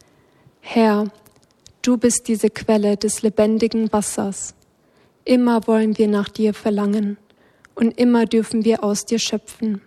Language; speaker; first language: German; native; German